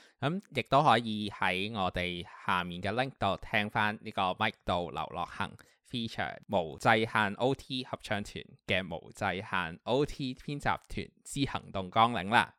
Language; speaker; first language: Cantonese; native; Cantonese